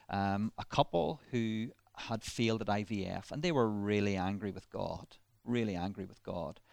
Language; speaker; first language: English; native; English